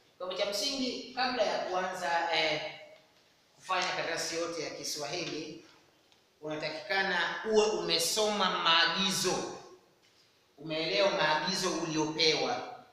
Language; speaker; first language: Swahili; non-native, local second language; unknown